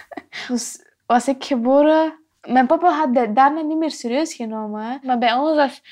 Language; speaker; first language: Dutch; non-native, fluent; Persian